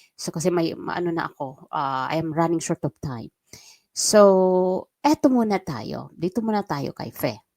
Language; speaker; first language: Filipino; non-native, local second language; Waray